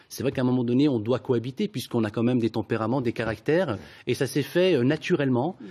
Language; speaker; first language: French; native; French